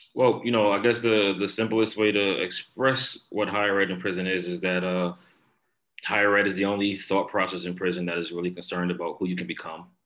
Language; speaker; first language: English; native; English